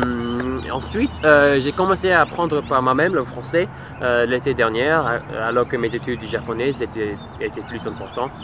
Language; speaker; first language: French; non-native, learner; English